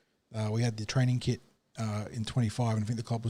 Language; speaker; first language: English; native; English